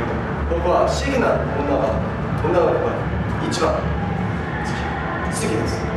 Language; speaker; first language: Japanese; non-native, learner; Korean